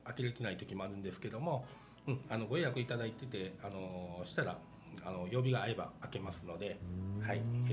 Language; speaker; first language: Japanese; native; Japanese